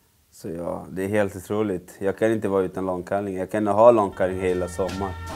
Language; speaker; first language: Swedish; non-native, fluent; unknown